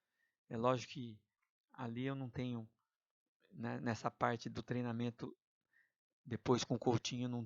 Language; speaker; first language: Portuguese; native; Portuguese